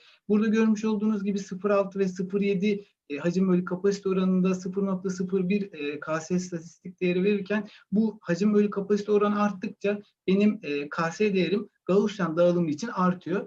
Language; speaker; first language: Turkish; native; Turkish